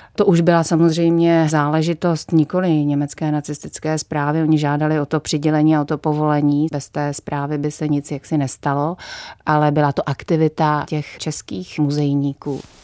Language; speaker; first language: Czech; native; Czech